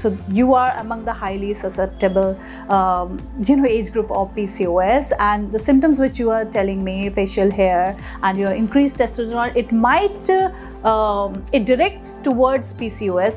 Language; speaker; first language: English; non-native, local second language; Hindi